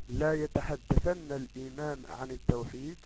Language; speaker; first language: Arabic; non-native, learner; Dutch